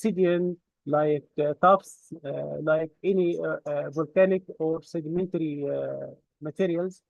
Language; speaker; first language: English; non-native, fluent; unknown